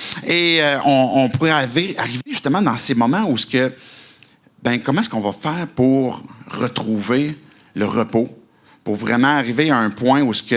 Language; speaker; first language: French; native; French